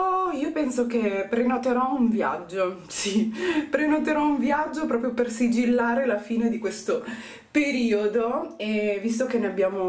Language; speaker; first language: Italian; native; Italian